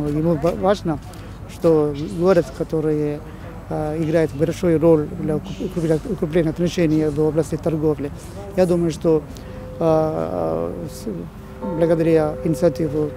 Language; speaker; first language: Russian; non-native, fluent; Malayalam